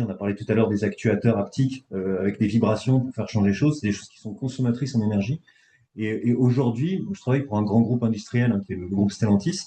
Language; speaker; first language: French; native; French